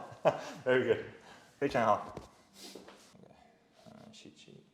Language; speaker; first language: Chinese; non-native, fluent; English